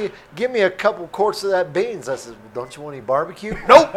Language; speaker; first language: English; native; English